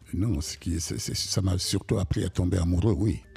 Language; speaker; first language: French; non-native, local second language; Kongo